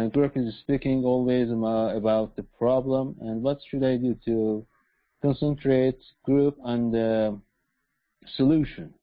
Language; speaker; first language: English; non-native, learner; Persian